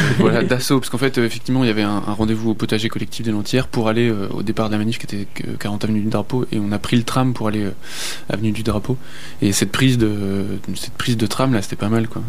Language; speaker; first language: French; native; French